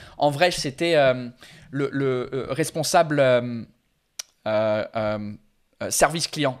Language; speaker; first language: French; non-native, fluent; English